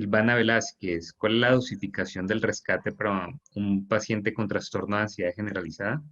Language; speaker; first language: Spanish; native; Spanish